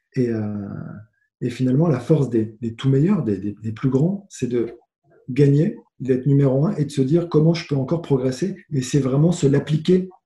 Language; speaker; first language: French; native; French